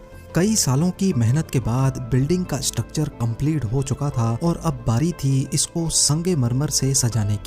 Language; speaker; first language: Urdu; native; Urdu